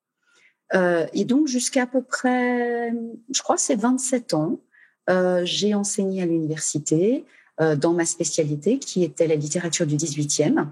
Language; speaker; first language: French; native; French